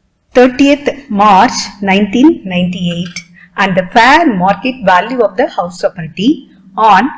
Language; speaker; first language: English; non-native, local second language; Tamil